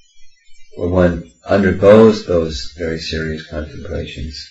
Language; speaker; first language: English; native; English